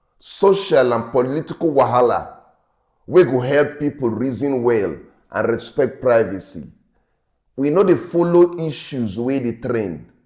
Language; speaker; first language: Nigerian Pidgin; native; Nigerian Pidgin